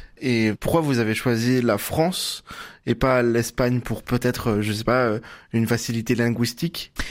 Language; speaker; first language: French; native; French